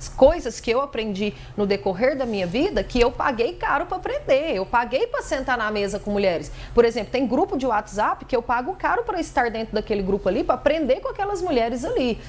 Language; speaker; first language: Portuguese; native; Portuguese